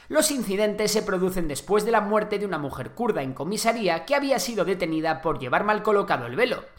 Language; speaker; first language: Spanish; native; Spanish